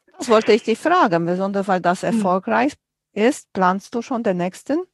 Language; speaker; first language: German; non-native, fluent; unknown